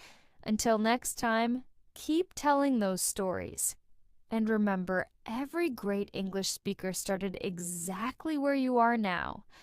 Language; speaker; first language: English; non-native, fluent; Spanish